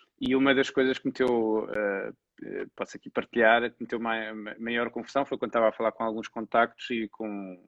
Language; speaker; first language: Portuguese; native; Portuguese